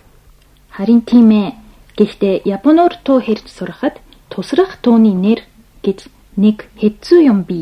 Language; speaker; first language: Mongolian; non-native, fluent; Japanese